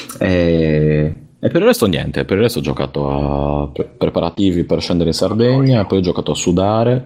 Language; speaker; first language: Italian; native; Italian